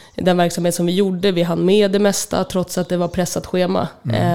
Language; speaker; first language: Swedish; native; Swedish